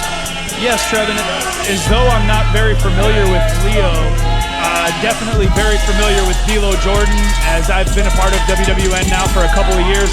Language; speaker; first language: English; native; English